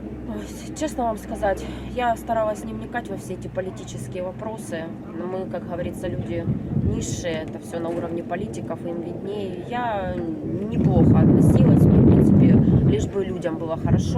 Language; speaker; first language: Russian; native; Russian